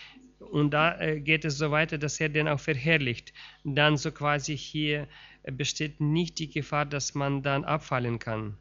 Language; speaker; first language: German; non-native, learner; Russian